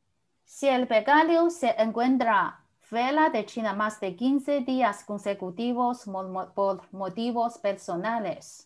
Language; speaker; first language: Spanish; non-native, fluent; Chinese